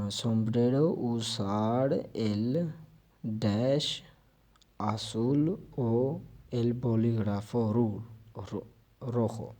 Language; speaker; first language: Spanish; non-native, fluent; Urdu